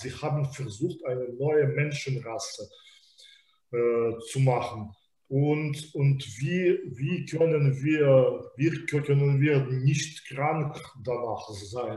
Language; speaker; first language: German; non-native, fluent; Belarusian